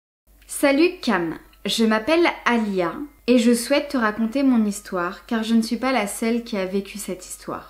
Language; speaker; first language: French; native; French